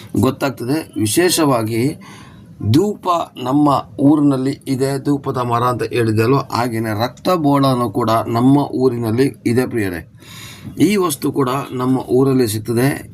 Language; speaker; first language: Kannada; non-native, local second language; Kodava